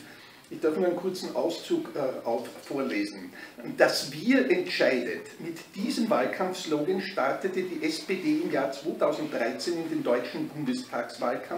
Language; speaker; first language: German; native; German